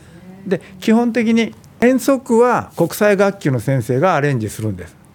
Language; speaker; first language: Japanese; native; Japanese